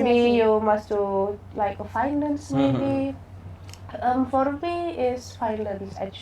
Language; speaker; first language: English; non-native, learner; Indonesian